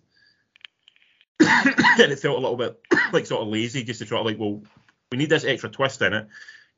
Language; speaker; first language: English; native; English